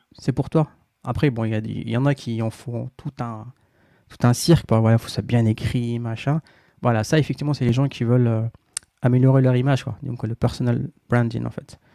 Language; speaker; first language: French; non-native, local second language; Arabic